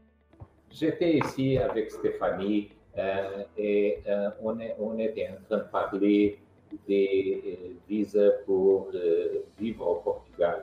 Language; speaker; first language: French; non-native, fluent; Portuguese